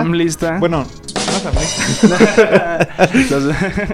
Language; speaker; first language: Spanish; native; Spanish